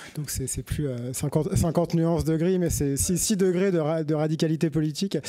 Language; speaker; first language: French; native; French